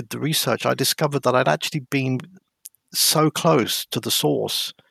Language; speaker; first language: English; native; English